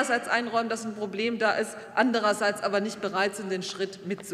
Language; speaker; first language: German; native; German